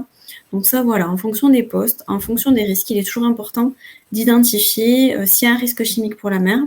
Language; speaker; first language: French; native; French